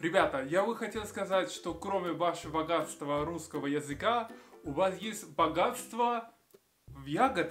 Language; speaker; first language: Russian; non-native, fluent; Spanish